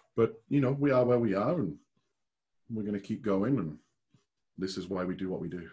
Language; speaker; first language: English; native; English